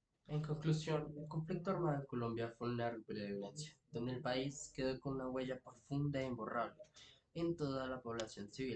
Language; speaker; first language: Spanish; native; Spanish